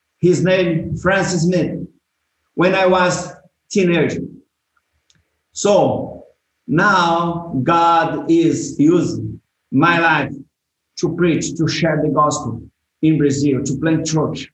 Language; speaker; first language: English; non-native, learner; Portuguese